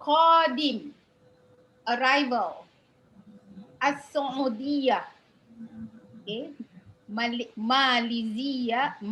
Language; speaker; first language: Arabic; non-native, learner; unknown